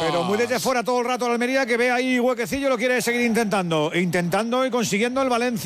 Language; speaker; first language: Spanish; native; Spanish